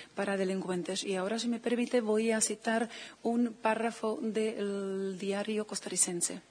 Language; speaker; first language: Spanish; non-native, fluent; Czech